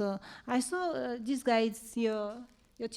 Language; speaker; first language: English; non-native, learner; French